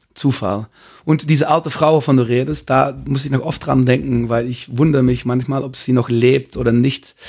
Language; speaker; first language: German; non-native, fluent; Dutch